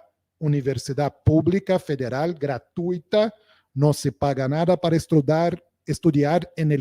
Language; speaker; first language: Spanish; non-native, fluent; Portuguese